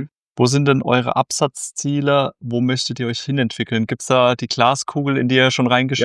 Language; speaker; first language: German; native; German